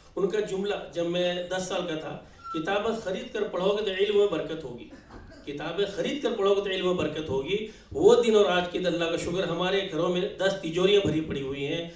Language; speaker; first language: Urdu; native; Urdu